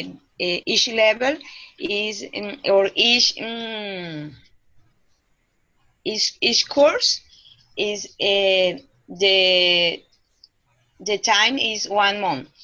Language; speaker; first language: English; non-native, learner; Spanish